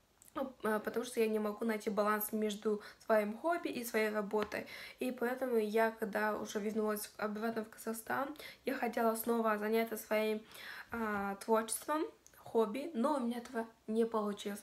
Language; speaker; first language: Russian; non-native, local second language; Kazakh